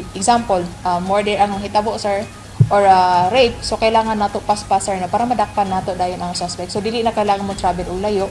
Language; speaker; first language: Cebuano; native; Cebuano